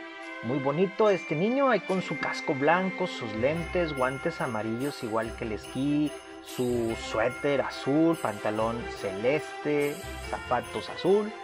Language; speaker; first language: Spanish; native; Spanish